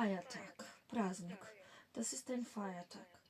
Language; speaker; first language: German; non-native, fluent; Macedonian